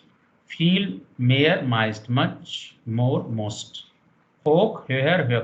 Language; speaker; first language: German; non-native, fluent; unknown